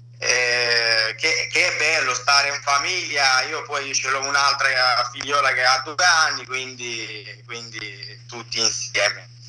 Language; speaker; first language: Italian; non-native, fluent; Romanian